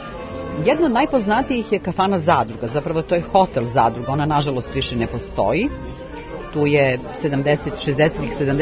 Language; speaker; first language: Serbian; native; Serbian